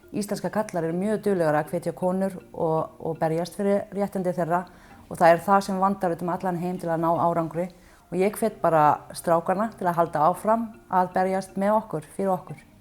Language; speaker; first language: Icelandic; non-native, fluent; Arabic